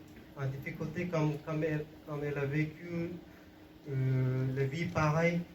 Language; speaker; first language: French; non-native, learner; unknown